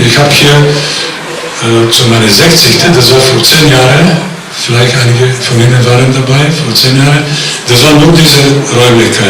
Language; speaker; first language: German; non-native, fluent; Bulgarian